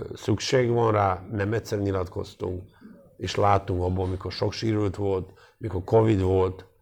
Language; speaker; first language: Hungarian; non-native, fluent; Serbian